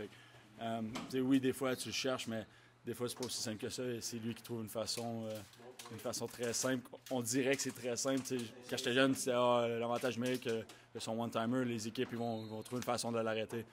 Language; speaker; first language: French; native; French